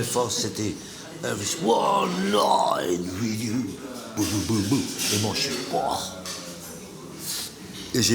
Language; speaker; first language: French; non-native, local second language; Dutch